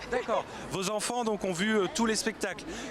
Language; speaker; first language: French; native; French